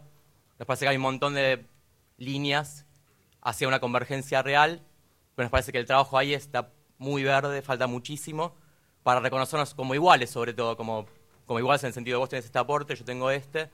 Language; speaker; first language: Spanish; native; Spanish